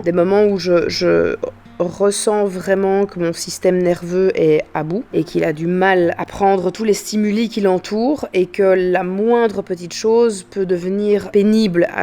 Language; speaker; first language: French; native; French